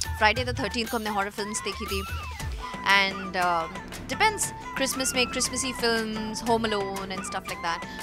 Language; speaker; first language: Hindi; early bilingual, heritage; Hindi